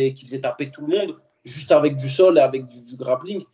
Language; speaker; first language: French; native; French